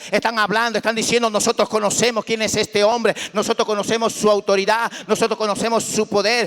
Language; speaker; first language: Spanish; native; Spanish